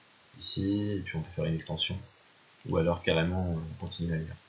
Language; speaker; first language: French; native; French